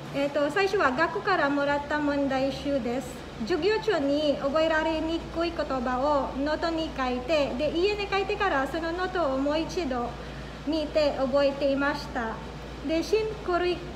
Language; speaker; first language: Japanese; non-native, fluent; Filipino